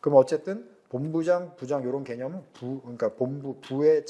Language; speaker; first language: Korean; native; Korean